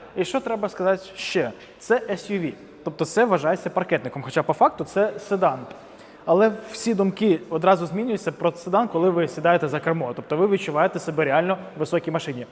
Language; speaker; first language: Ukrainian; non-native, local second language; Russian